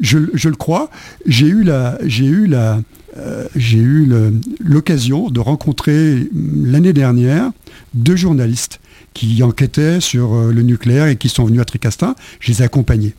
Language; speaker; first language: French; native; French